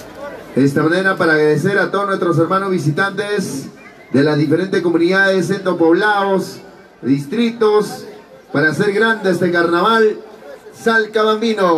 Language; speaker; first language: Spanish; native; Spanish